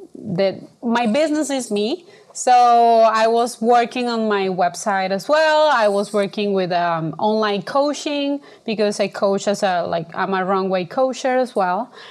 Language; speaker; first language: English; non-native, fluent; Spanish